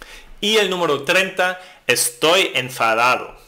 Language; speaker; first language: Spanish; non-native, fluent; German